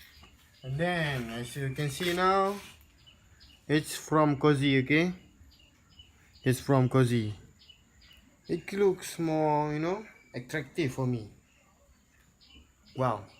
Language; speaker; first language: English; non-native, local second language; Malay